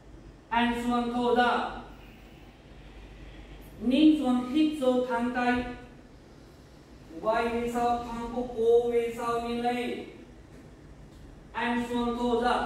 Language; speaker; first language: Vietnamese; non-native, learner; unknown